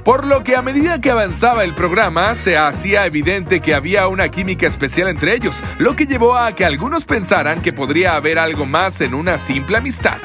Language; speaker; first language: Spanish; native; Spanish